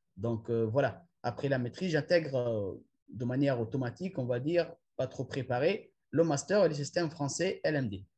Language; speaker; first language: French; non-native, local second language; Arabic